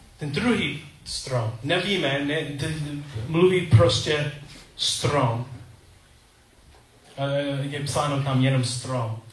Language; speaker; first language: Czech; non-native, learner; English